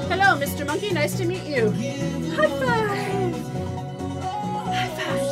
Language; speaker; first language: English; native; English